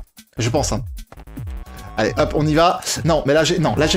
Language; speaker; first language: French; native; French